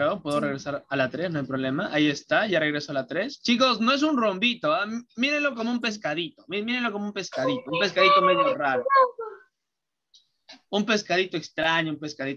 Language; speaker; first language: Spanish; native; Spanish